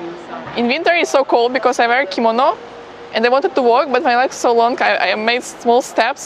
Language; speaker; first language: English; non-native, fluent; Ukrainian